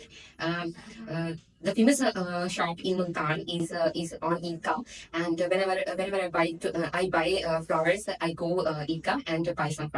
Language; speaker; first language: English; non-native, learner; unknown